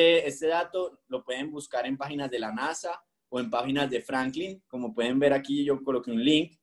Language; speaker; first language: Spanish; native; Spanish